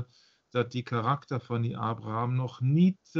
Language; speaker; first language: Dutch; non-native, learner; German